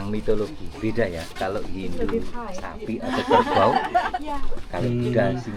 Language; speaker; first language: Indonesian; native; Indonesian